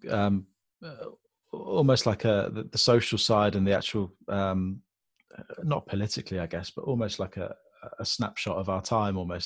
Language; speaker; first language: English; native; English